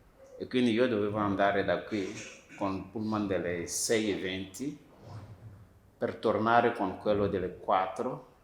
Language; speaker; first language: Italian; non-native, fluent; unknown